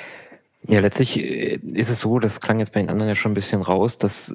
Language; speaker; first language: German; native; German